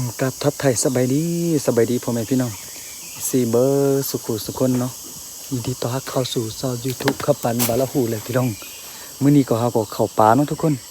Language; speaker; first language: Thai; non-native, local second language; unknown